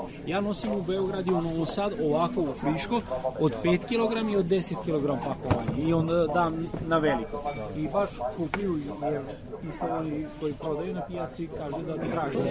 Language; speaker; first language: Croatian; non-native, local second language; Hungarian